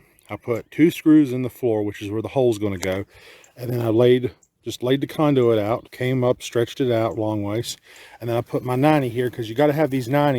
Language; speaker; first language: English; native; English